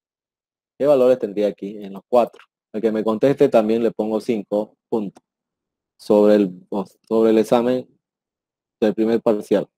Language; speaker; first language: Spanish; native; Spanish